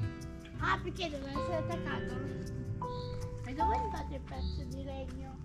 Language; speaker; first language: Italian; early bilingual, other home language; Filipino